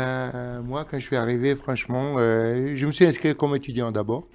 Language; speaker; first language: French; non-native, local second language; Arabic